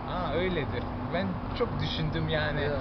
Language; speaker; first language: Turkish; non-native, learner; Chinese